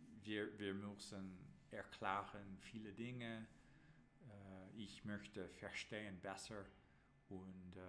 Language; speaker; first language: German; non-native, learner; English